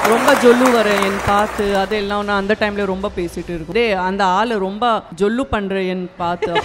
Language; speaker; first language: Tamil; non-native, learner; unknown